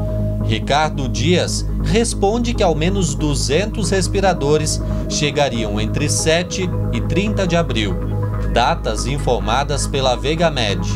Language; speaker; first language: Portuguese; native; Portuguese